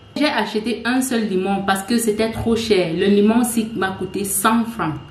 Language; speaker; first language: French; non-native, local second language; English